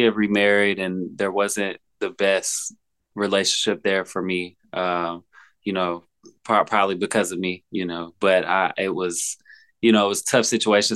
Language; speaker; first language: English; native; English